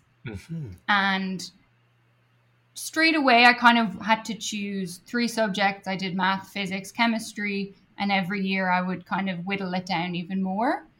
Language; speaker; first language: English; native; English